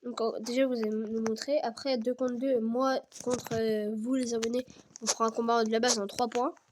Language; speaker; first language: French; native; French